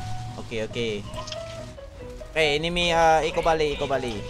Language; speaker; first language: English; non-native, local second language; Filipino